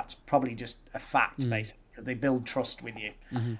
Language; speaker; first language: English; native; English